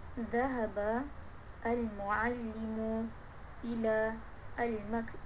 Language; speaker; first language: Arabic; non-native, learner; Malay